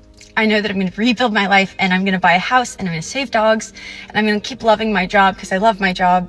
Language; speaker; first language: English; native; English